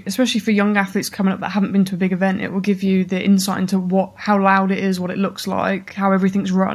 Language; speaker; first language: English; native; English